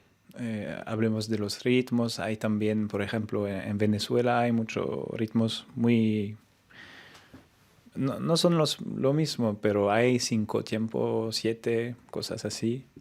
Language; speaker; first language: Spanish; non-native, fluent; French